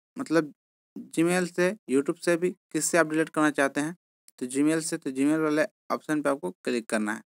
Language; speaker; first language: Hindi; native; Hindi